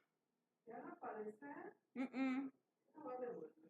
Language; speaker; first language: Spanish; native; Spanish